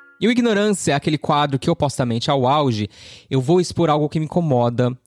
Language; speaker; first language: Portuguese; native; Portuguese